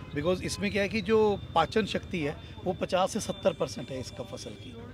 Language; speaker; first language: Hindi; native; Hindi